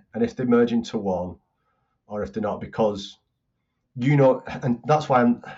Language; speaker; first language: English; native; English